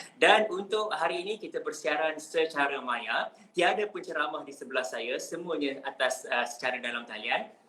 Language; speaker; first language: Malay; native; Malay